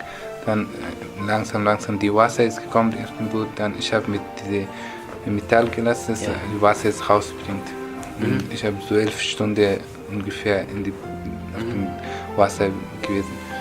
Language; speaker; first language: German; non-native, learner; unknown